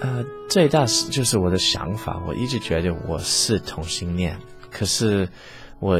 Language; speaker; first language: Chinese; early bilingual, heritage; English